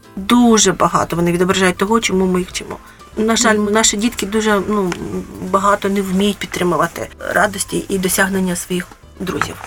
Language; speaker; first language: Ukrainian; native; Ukrainian